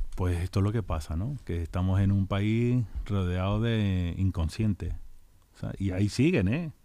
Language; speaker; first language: Spanish; native; Spanish